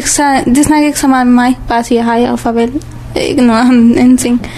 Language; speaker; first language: Danish; early bilingual, other home language; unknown